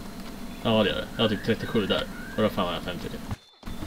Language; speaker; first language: Swedish; native; Swedish